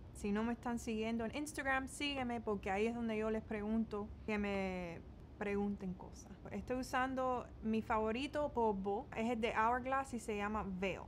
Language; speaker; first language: Spanish; early bilingual, heritage; Spanish